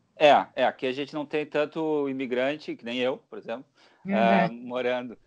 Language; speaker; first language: Portuguese; native; Portuguese